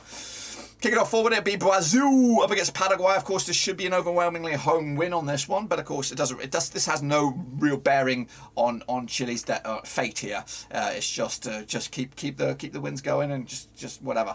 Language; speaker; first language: English; native; English